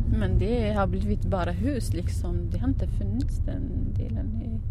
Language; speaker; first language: Swedish; non-native, fluent; Arabic